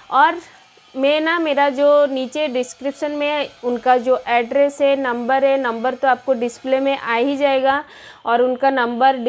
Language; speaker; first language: Hindi; non-native, local second language; Bangla